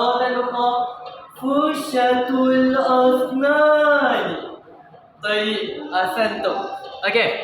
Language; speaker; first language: Arabic; non-native, learner; Malay